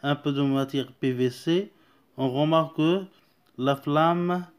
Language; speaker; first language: French; non-native, local second language; Arabic